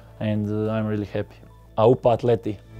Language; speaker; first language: English; non-native, learner; Croatian